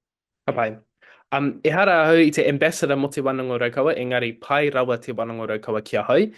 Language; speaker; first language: Māori; non-native, local second language; English